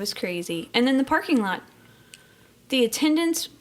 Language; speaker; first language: English; native; English